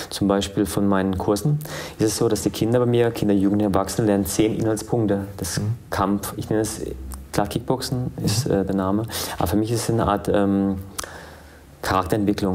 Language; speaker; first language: German; early bilingual, other home language; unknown